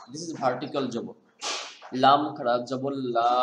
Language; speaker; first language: English; non-native, fluent; Bangla